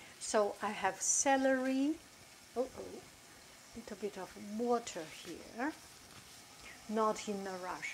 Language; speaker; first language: English; non-native, fluent; Chinese